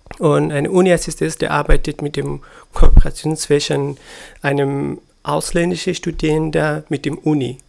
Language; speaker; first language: German; non-native, learner; Persian